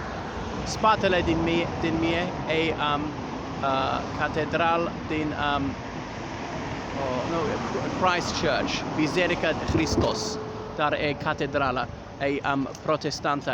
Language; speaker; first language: Romanian; non-native, learner; English